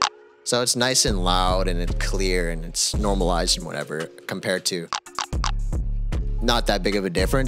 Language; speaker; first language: English; native; English